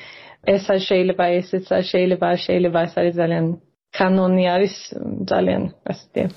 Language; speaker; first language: Georgian; early bilingual, heritage; Georgian